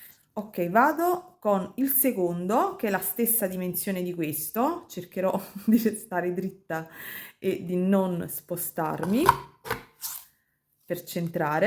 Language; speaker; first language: Italian; native; Italian